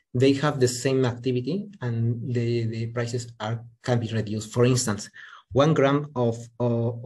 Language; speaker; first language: English; non-native, fluent; Spanish